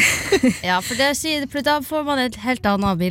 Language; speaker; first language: Norwegian; native; Norwegian